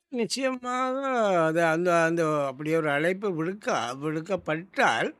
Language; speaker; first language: Tamil; native; Tamil